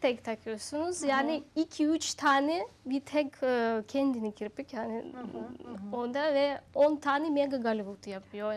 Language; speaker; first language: Turkish; non-native, learner; Russian